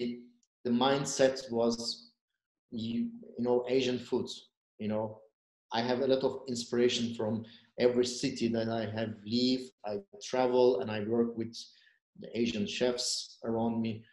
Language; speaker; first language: English; non-native, fluent; Turkish